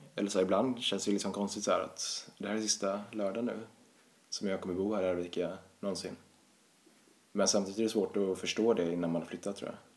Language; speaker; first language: Swedish; native; Swedish